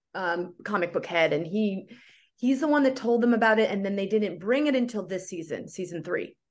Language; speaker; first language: English; native; English